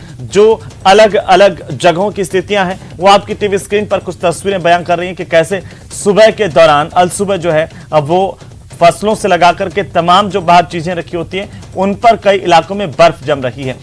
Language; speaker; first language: Hindi; native; Hindi